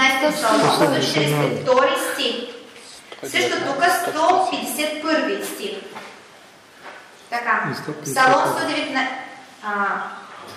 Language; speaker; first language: Bulgarian; non-native, learner; Russian